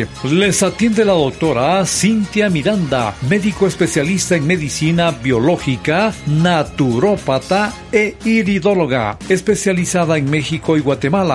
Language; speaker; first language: Spanish; native; Spanish